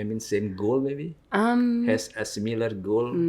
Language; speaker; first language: English; non-native, learner; Indonesian